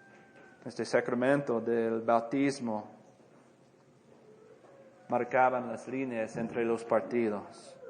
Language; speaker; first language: Spanish; non-native, fluent; English